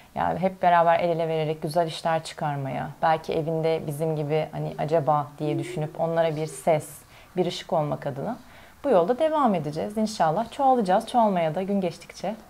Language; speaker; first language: Turkish; native; Turkish